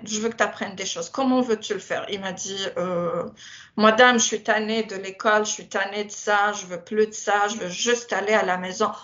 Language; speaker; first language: French; non-native, local second language; Berber languages